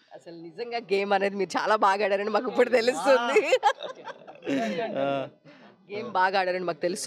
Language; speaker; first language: Telugu; native; Telugu